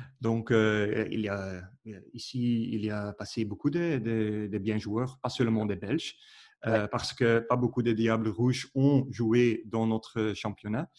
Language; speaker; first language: French; non-native, learner; Dutch